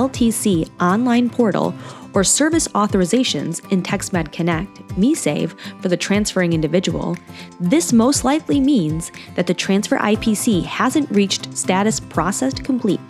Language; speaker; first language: English; native; English